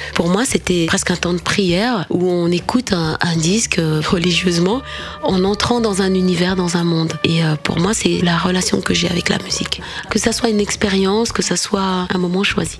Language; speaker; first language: French; non-native, local second language; Wolof